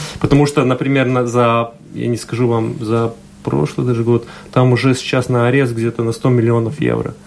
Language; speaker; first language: Russian; non-native, local second language; Latvian